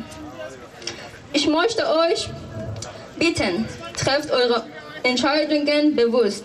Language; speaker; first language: German; non-native, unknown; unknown